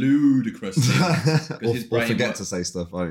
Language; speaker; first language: English; native; English